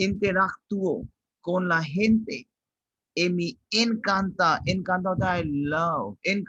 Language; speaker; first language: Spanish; non-native, fluent; Hindi